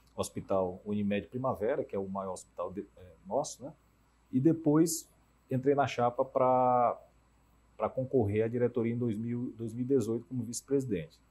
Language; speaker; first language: Portuguese; native; Portuguese